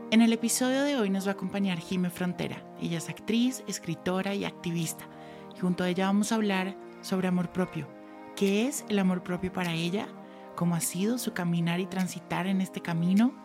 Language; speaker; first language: Spanish; native; Spanish